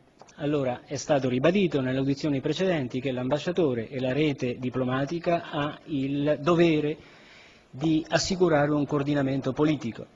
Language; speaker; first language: Italian; native; Italian